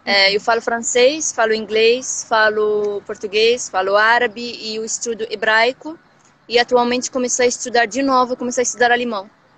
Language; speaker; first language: Portuguese; non-native, fluent; Arabic